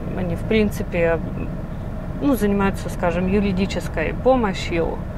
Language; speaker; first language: Russian; native; Russian